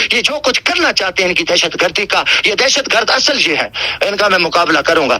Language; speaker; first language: Urdu; non-native, local second language; Saraiki